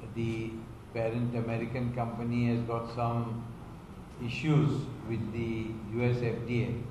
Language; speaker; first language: English; non-native, local second language; Marathi